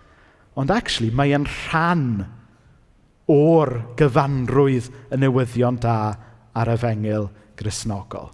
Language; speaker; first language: Welsh; native; Welsh